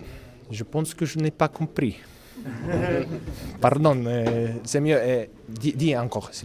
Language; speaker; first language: French; non-native, learner; Russian